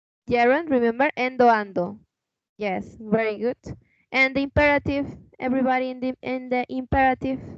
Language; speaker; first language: English; non-native, fluent; Spanish